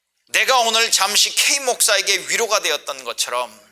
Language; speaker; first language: Korean; native; Korean